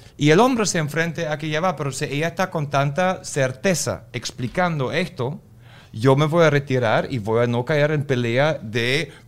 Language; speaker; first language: Spanish; non-native, fluent; German